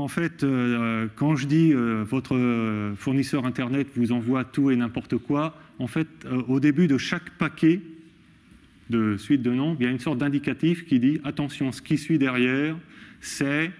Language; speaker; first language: French; native; French